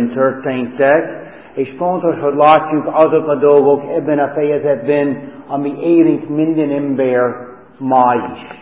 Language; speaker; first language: Hungarian; non-native, fluent; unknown